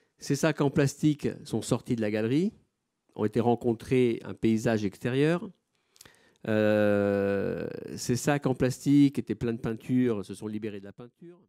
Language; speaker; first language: French; non-native, fluent; Italian